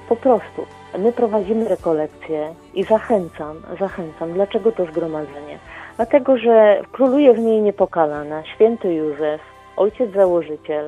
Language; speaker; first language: Polish; native; Polish